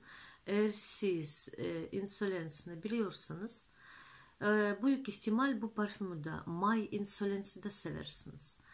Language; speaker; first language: Turkish; non-native, fluent; Russian